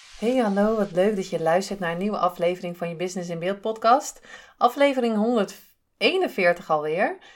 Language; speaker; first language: Dutch; native; Dutch